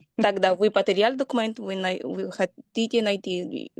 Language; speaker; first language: Russian; non-native, learner; Portuguese